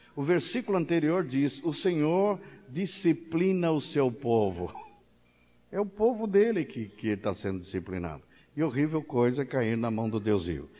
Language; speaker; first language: Portuguese; native; Portuguese